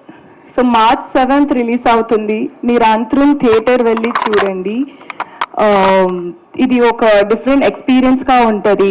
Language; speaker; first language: Telugu; non-native, learner; Tamil